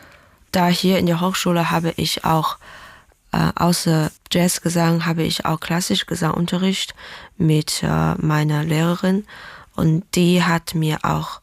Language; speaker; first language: German; non-native, learner; Chinese